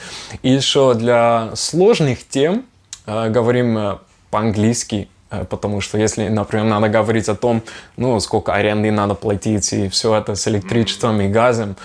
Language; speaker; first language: Russian; non-native, fluent; Dutch